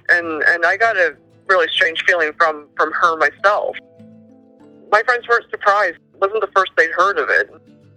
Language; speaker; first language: English; native; English